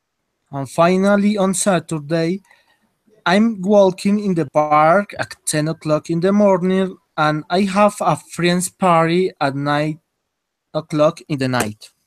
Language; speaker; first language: English; non-native, learner; Spanish